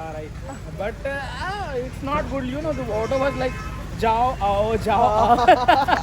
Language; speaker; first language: English; non-native, learner; Hindi